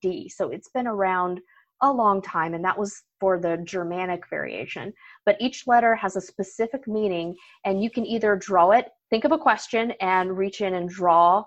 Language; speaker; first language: English; native; English